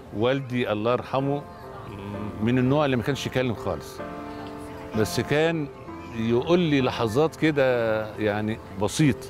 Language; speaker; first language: Arabic; native; Arabic